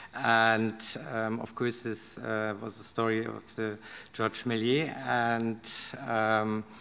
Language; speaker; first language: English; non-native, learner; German